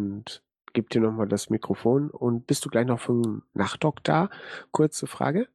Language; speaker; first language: German; native; German